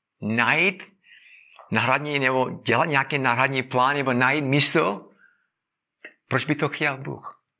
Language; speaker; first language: Czech; non-native, fluent; English